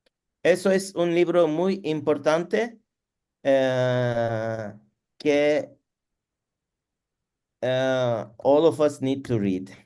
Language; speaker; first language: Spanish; non-native, learner; Turkish